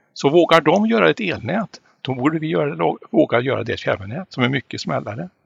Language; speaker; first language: Swedish; native; Swedish